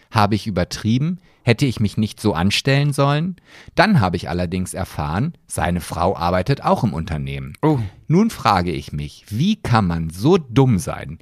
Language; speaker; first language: German; native; German